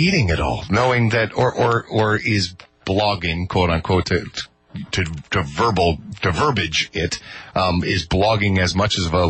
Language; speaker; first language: English; native; English